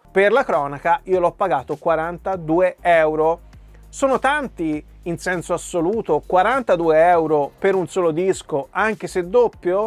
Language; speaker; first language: Italian; native; Italian